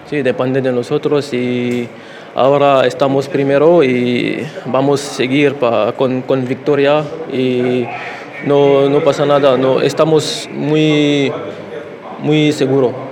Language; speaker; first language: Spanish; non-native, learner; French